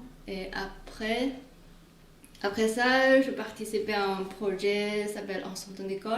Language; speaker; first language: French; non-native, fluent; Chinese